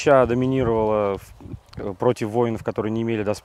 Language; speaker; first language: Russian; native; Russian